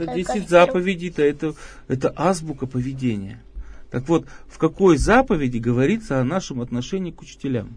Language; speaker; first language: Russian; native; Russian